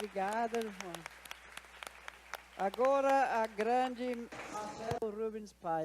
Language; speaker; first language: Portuguese; non-native, fluent; English